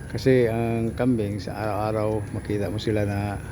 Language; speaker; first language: Filipino; non-native, local second language; Cebuano